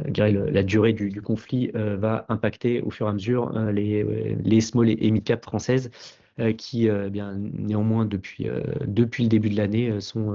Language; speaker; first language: French; native; French